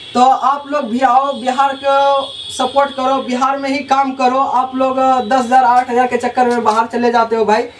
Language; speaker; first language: Hindi; native; Hindi